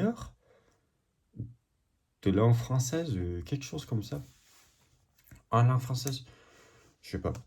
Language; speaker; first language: French; non-native, learner; English